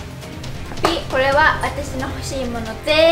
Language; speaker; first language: Japanese; native; Japanese